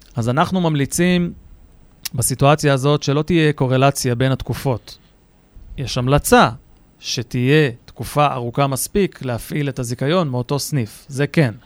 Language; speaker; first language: Hebrew; native; Hebrew